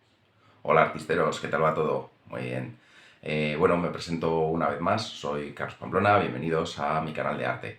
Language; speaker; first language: Spanish; native; Spanish